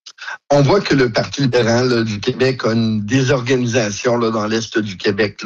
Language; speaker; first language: French; native; French